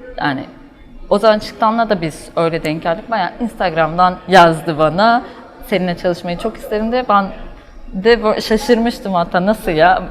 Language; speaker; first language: Turkish; early bilingual, heritage; Turkish